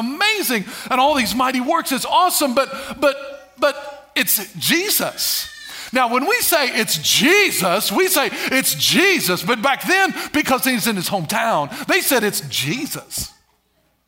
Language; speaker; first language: English; native; English